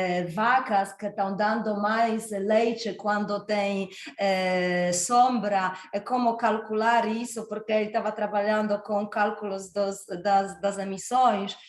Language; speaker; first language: Portuguese; non-native, fluent; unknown